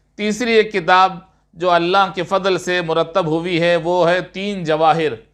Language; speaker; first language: Urdu; native; Urdu